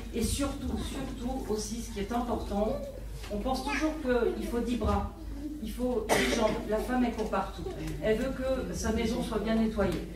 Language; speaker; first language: French; native; French